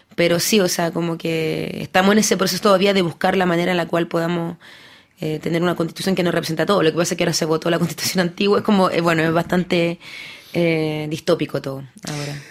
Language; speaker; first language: Spanish; early bilingual, heritage; French